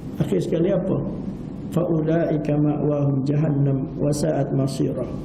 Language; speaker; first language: Malay; early bilingual, heritage; Malay